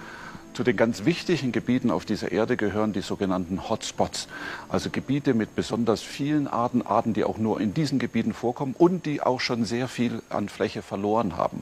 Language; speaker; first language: German; native; German